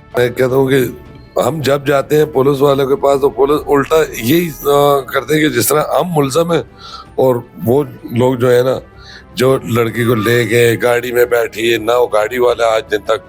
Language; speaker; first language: Urdu; non-native, local second language; Pashto